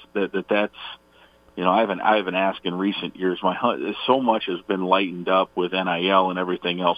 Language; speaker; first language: English; native; English